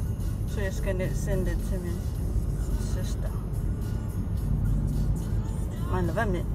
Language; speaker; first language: Danish; non-native, learner; Cebuano